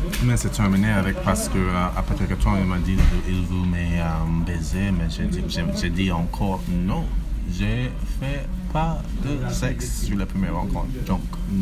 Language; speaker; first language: French; non-native, learner; English